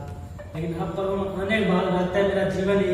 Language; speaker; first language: Hindi; non-native, local second language; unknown